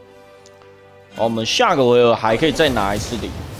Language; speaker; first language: Chinese; native; Chinese